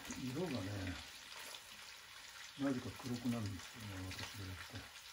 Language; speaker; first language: Japanese; native; Japanese